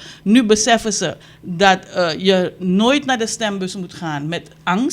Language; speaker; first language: Dutch; native; Dutch